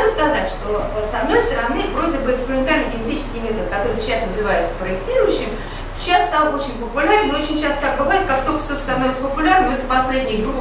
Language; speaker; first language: Russian; native; Russian